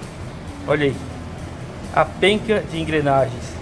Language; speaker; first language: Portuguese; native; Portuguese